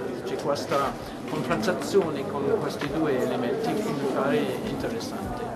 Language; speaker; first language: Italian; non-native, fluent; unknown